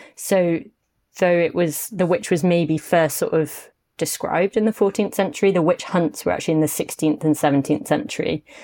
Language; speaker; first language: English; native; English